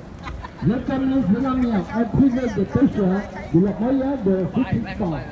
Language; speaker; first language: French; non-native, fluent; Vietnamese